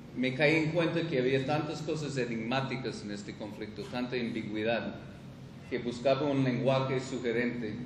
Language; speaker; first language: Spanish; non-native, fluent; English